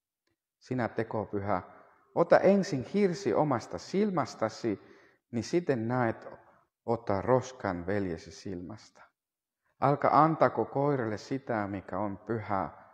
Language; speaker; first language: Finnish; non-native, fluent; Spanish